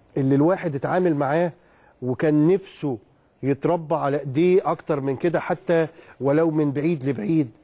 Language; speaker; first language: Arabic; native; Arabic